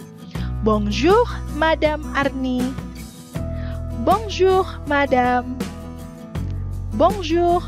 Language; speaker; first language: French; non-native, fluent; Indonesian